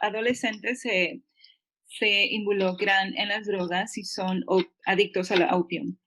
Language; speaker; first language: Spanish; early bilingual, heritage; Spanish